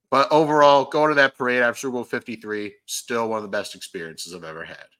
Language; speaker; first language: English; native; English